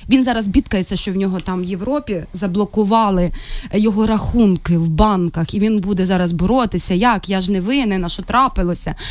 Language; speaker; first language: Ukrainian; non-native, local second language; Russian